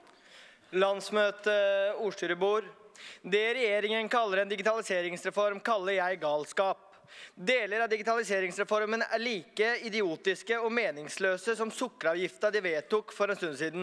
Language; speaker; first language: Norwegian; native; Norwegian